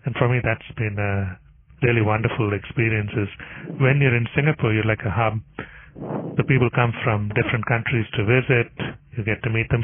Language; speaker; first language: English; non-native, local second language; Tamil